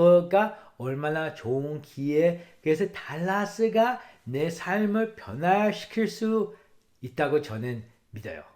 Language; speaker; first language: Korean; early bilingual, heritage; English